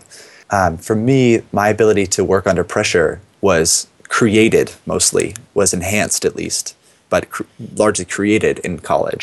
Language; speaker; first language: English; native; English